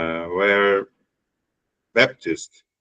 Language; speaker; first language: English; non-native, learner; Portuguese